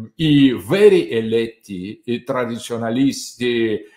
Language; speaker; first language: Italian; non-native, fluent; Russian